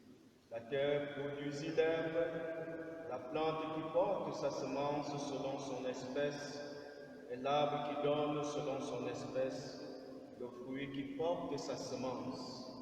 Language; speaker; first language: French; native; French